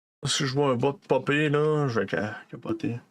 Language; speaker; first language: French; native; French